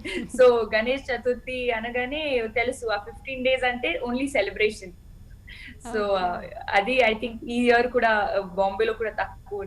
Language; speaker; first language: Telugu; non-native, local second language; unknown